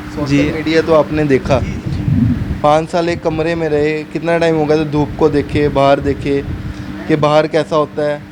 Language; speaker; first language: Hindi; non-native, local second language; Punjabi